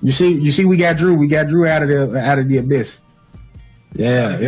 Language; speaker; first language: English; native; English